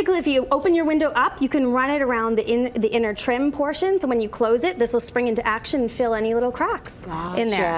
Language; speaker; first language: English; native; English